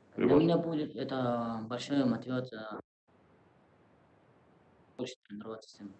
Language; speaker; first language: Russian; non-native, local second language; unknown